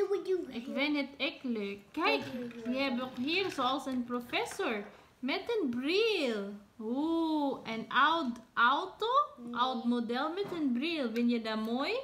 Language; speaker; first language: Dutch; non-native, learner; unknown